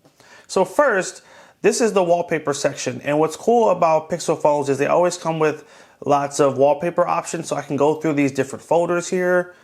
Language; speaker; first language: English; native; English